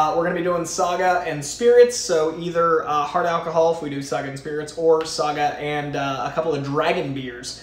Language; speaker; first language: English; native; English